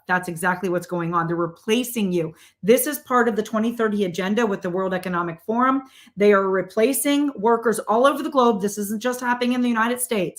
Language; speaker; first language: English; native; English